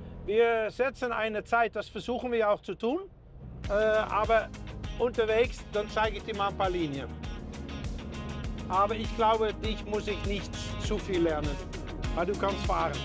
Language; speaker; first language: German; native; German